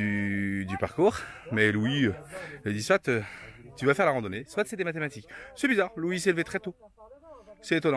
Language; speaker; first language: French; native; French